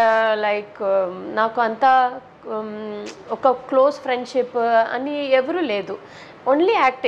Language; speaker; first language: Telugu; non-native, local second language; Tamil